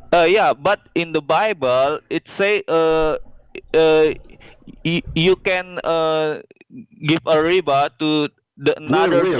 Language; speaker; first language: English; non-native, learner; Indonesian